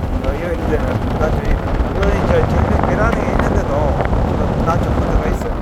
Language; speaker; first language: Korean; native; Korean